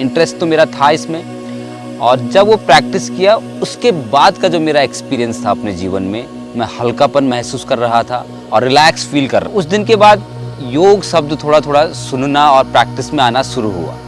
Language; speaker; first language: Hindi; native; Hindi